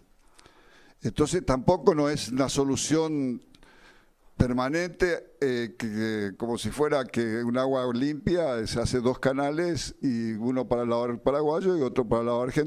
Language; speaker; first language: Spanish; native; Spanish